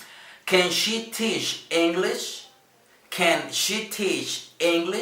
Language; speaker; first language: English; non-native, learner; Spanish